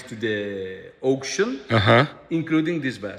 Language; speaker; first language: English; non-native, fluent; Italian